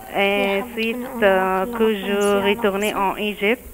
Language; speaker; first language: French; non-native, learner; Arabic